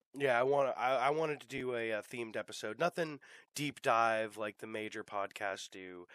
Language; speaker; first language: English; native; English